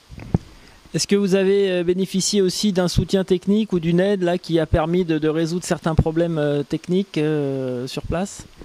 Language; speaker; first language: French; native; French